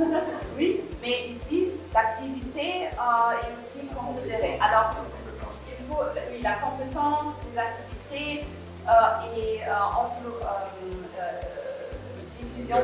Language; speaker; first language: French; non-native, fluent; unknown